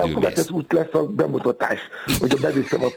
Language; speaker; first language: Hungarian; non-native, fluent; Yoruba